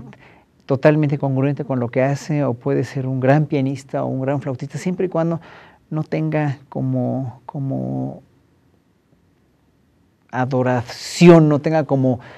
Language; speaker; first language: Spanish; native; Spanish